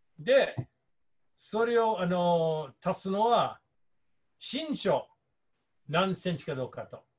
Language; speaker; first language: Japanese; non-native, fluent; English